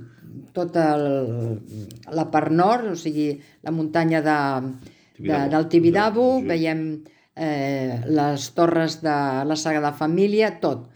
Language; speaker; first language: Catalan; native; Catalan